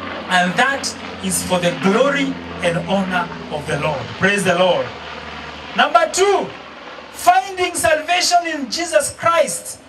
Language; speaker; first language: English; non-native, local second language; Swahili